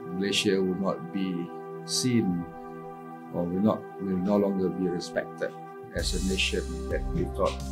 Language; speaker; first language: English; non-native, local second language; Malay